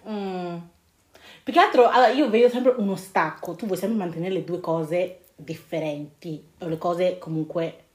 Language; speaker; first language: Italian; early bilingual, other home language; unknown